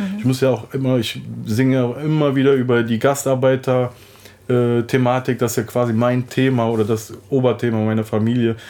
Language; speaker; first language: German; early bilingual, other home language; Turkish